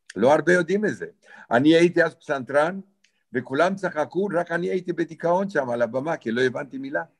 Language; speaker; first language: Hebrew; non-native, fluent; Romanian